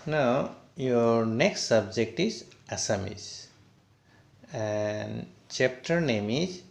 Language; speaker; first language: English; non-native, local second language; Assamese